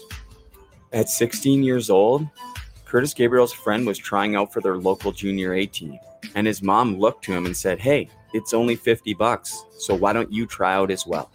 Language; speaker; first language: English; native; English